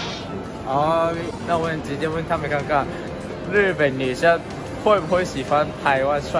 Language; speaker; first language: Chinese; non-native, fluent; Japanese